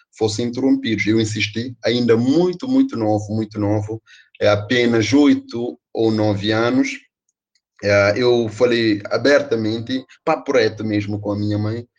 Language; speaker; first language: Portuguese; non-native, local second language; Kabuverdianu